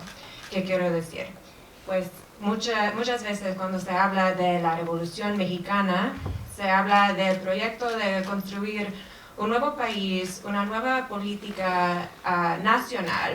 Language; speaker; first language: Spanish; non-native, fluent; English